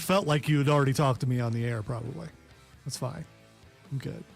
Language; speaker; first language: English; native; English